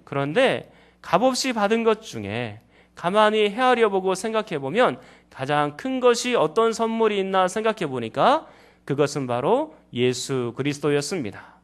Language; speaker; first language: Korean; native; Korean